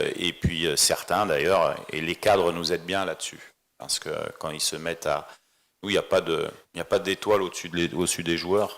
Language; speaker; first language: French; native; French